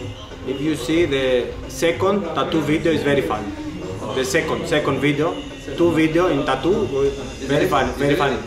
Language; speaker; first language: English; non-native, learner; Greek